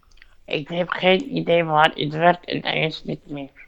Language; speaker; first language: Dutch; non-native, fluent; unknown